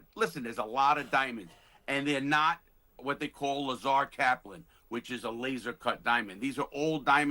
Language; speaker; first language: English; native; English